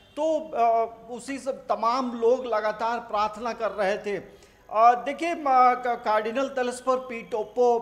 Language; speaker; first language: Hindi; native; Hindi